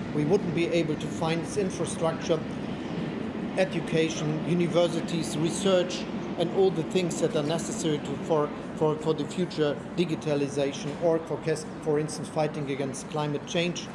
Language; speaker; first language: English; non-native, fluent; German